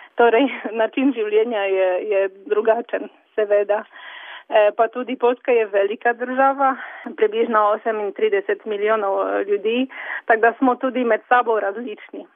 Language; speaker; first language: Slovenian; non-native, fluent; Polish